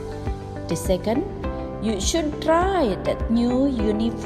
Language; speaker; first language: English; non-native, learner; Indonesian